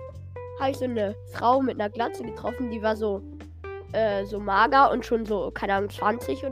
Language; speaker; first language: German; native; German